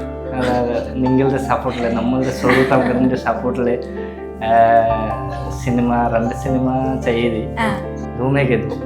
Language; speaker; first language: Malayalam; non-native, local second language; Bangla